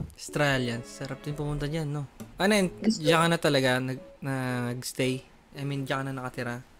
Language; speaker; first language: Filipino; native; Filipino